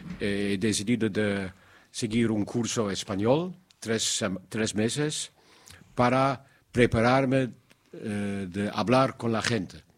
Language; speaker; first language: Spanish; non-native, learner; Dutch